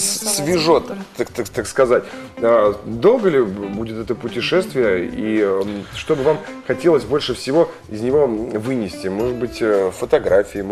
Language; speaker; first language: Russian; native; Russian